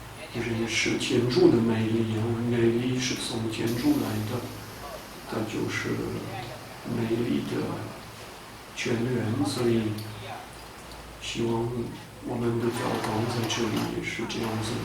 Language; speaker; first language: Chinese; non-native, fluent; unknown